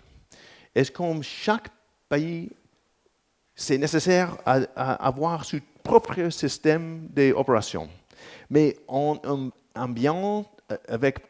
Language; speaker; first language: French; non-native, learner; English